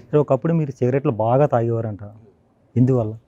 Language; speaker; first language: Telugu; native; Telugu